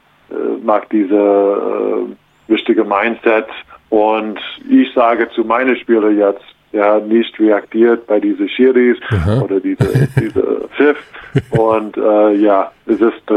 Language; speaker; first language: German; non-native, learner; English